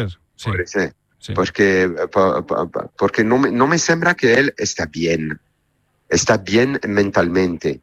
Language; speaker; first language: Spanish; non-native, learner; Italian